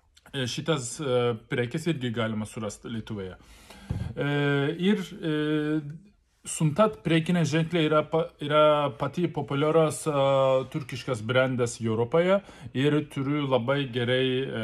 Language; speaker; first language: Lithuanian; non-native, learner; Turkish